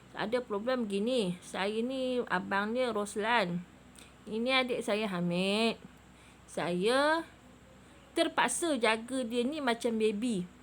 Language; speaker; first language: Malay; native; Malay